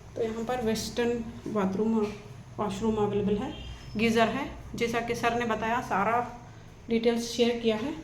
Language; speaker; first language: Hindi; non-native, local second language; Kannada